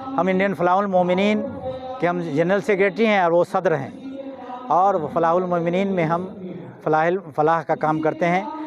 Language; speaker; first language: Hindi; native; Hindi